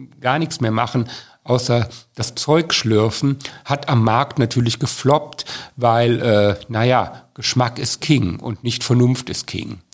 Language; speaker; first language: German; native; German